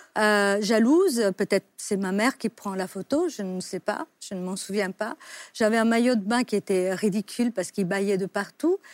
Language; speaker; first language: French; non-native, fluent; Italian